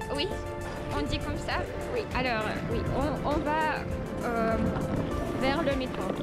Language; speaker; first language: French; non-native, learner; Russian